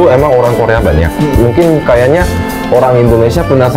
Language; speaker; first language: Indonesian; non-native, fluent; Korean